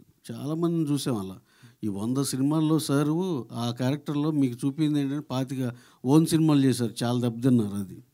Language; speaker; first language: Telugu; native; Telugu